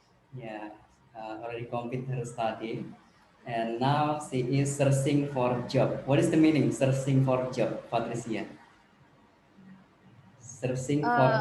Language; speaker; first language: English; non-native, learner; Indonesian